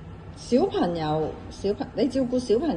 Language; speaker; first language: Chinese; native; Chinese